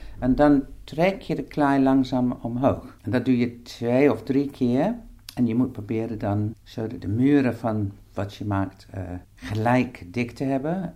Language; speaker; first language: Dutch; non-native, fluent; English